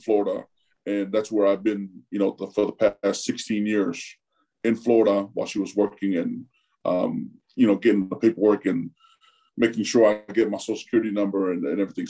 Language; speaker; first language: English; early bilingual, other home language; Tongan